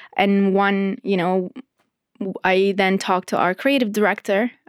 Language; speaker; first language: English; non-native, fluent; Arabic